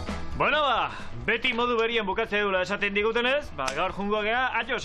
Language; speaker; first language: Basque; native; Basque